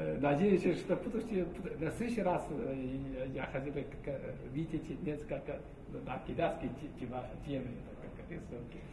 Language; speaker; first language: Russian; non-native, learner; Chinese